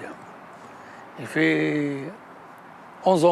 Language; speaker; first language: French; non-native, local second language; Arabic